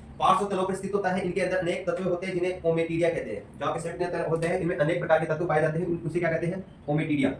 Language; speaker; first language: Hindi; native; Hindi